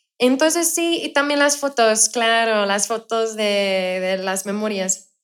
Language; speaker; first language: Spanish; non-native, fluent; English